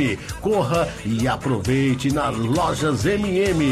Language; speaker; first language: Portuguese; native; Portuguese